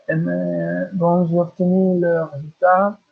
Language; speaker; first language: French; non-native, learner; Spanish